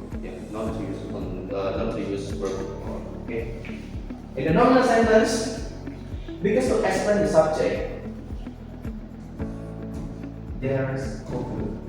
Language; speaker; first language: English; non-native, learner; Indonesian